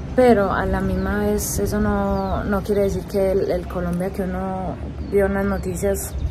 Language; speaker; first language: Spanish; early bilingual, heritage; Spanish